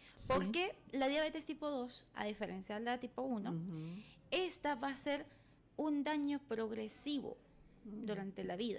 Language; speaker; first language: Spanish; native; Spanish